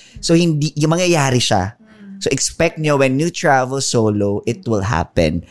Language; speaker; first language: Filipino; non-native, local second language; Waray